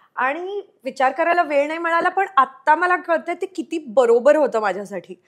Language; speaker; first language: Marathi; non-native, local second language; Marwari